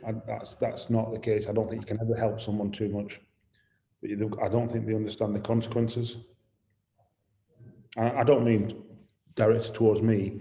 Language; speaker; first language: English; native; English